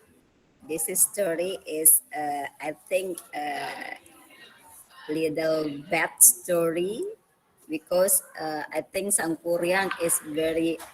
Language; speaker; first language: English; non-native, learner; Indonesian